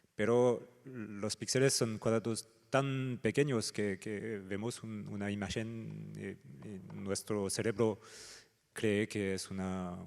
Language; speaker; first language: Spanish; non-native, fluent; French